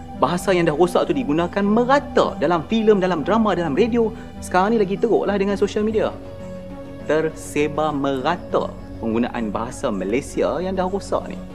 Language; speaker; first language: Malay; native; Malay